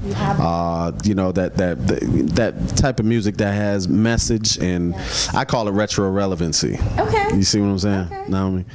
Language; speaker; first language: English; native; English